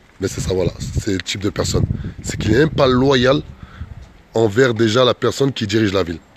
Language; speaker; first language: French; early bilingual, other home language; Soninke